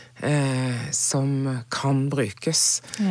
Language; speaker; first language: Norwegian; non-native, fluent; French